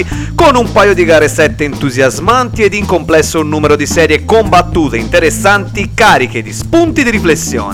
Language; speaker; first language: Italian; native; Italian